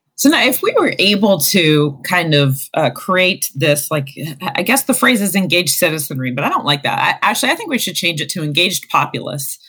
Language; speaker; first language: English; native; English